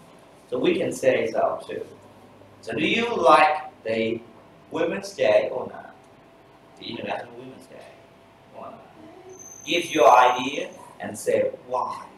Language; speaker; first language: English; non-native, fluent; Vietnamese